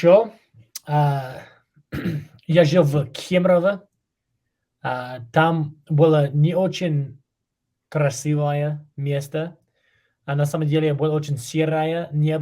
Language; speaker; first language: Russian; non-native, learner; English